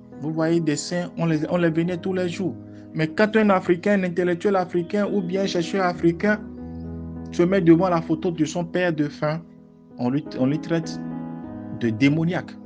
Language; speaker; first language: French; non-native, local second language; Fon